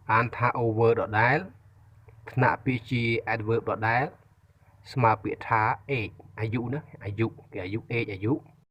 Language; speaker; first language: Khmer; native; Khmer